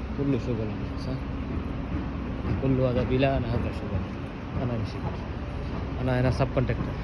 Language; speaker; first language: Arabic; non-native, learner; Bangla